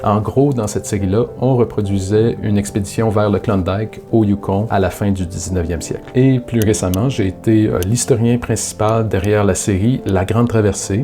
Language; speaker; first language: French; native; French